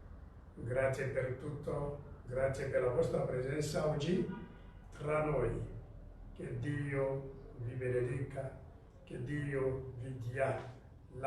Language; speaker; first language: Italian; non-native, fluent; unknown